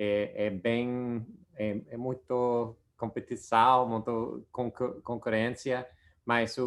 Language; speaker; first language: Portuguese; non-native, fluent; English